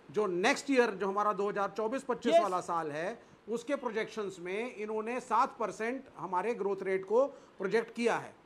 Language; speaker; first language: Hindi; native; Hindi